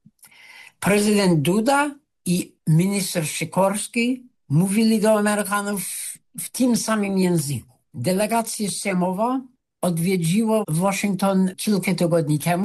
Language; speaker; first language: Polish; non-native, fluent; English